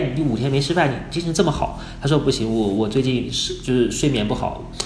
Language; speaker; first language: Chinese; native; Chinese